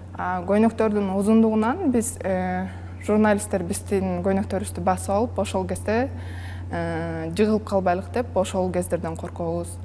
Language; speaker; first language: Kyrgyz; native; Kyrgyz